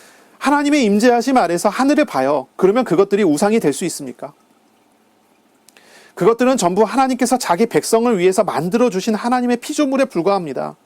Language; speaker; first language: Korean; native; Korean